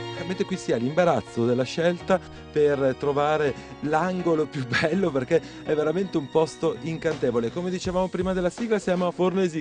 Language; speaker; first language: Italian; native; Italian